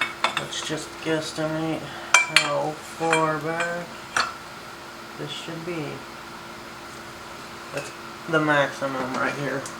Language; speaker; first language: English; native; English